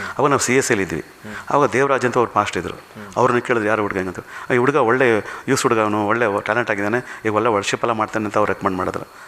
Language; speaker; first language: Kannada; non-native, local second language; Tamil